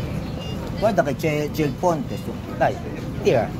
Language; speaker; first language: Italian; non-native, learner; Filipino